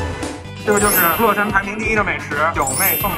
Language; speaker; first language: Chinese; native; Chinese